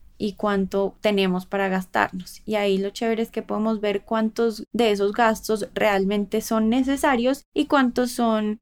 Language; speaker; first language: Spanish; native; Spanish